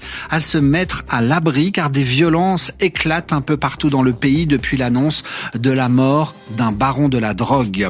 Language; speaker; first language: French; native; French